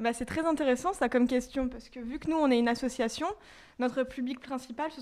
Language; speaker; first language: French; native; French